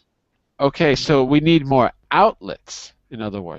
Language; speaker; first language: English; native; English